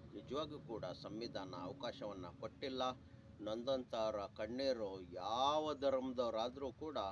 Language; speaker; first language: Kannada; native; Kannada